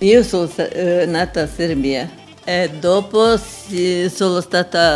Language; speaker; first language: Italian; non-native, learner; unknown